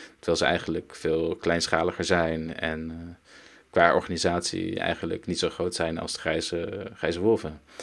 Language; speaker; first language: Dutch; early bilingual, other home language; Turkish